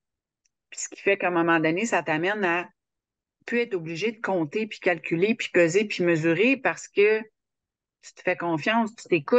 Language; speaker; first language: French; native; French